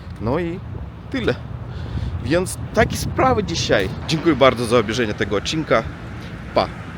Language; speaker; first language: Polish; non-native, learner; Russian